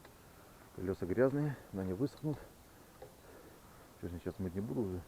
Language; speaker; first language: Russian; native; Russian